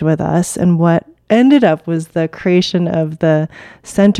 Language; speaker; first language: English; early bilingual, other home language; Chinese